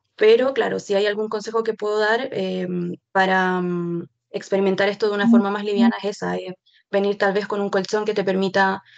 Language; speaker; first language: Spanish; native; Spanish